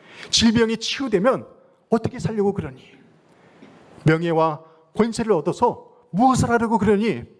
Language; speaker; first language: Korean; native; Korean